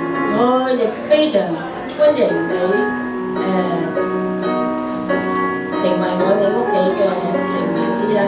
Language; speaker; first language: Cantonese; native; Cantonese